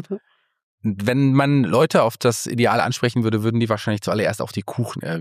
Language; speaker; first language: German; native; German